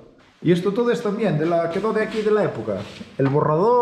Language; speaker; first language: Spanish; native; Spanish